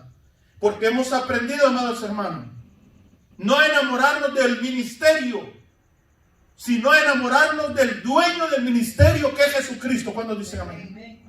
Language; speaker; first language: Spanish; native; Spanish